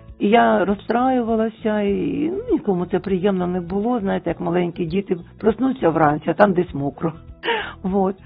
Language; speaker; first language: Ukrainian; non-native, local second language; Russian